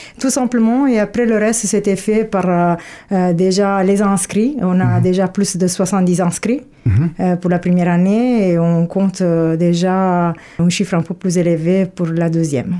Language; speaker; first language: French; non-native, fluent; Italian